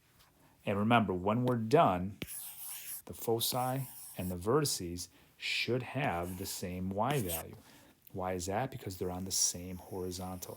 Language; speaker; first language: English; native; English